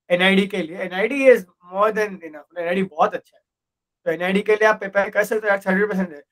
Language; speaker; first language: Hindi; non-native, local second language; Gujarati